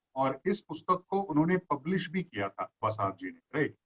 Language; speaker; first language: Hindi; non-native, local second language; Marathi